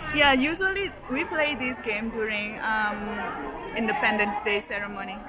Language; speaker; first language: English; non-native, fluent; Indonesian